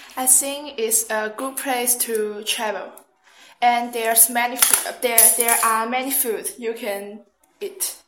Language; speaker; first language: English; non-native, fluent; Chinese